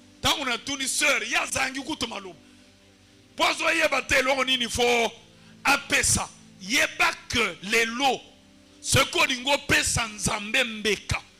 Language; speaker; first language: Lingala; non-native, local second language; Luba-Lulua